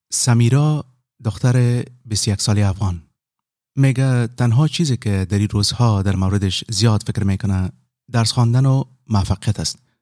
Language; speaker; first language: Persian; native; Persian